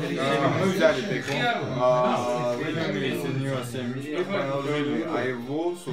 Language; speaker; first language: Russian; non-native, fluent; Georgian